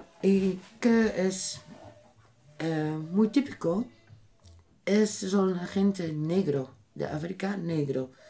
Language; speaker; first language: Spanish; non-native, learner; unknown